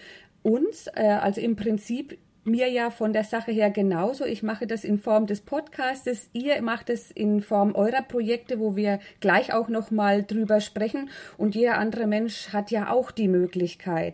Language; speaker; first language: German; native; German